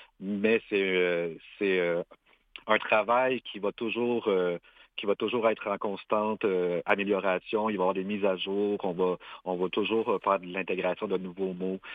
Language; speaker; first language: French; native; French